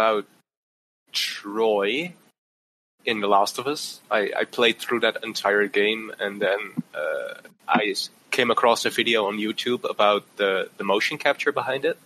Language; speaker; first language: English; non-native, fluent; Dutch